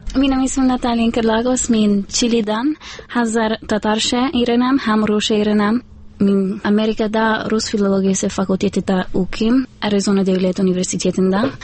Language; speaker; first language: Tatar; non-native, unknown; Spanish